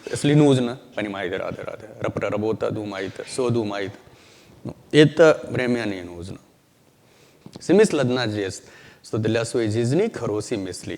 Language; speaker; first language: Russian; non-native, learner; Hindi